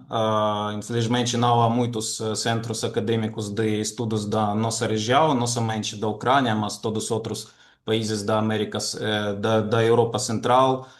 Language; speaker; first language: Portuguese; non-native, fluent; Ukrainian